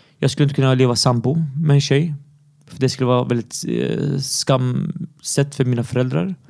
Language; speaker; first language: Swedish; early bilingual, other home language; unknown